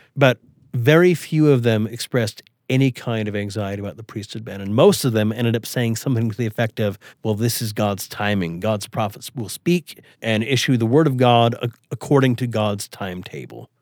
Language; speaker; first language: English; early bilingual, other home language; Swedish